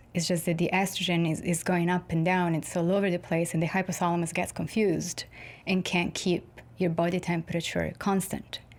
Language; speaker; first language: English; non-native, fluent; Italian